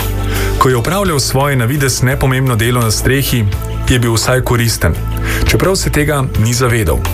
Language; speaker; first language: Slovenian; native; Slovenian